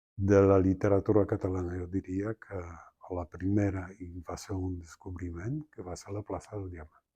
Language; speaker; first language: Catalan; non-native, fluent; Polish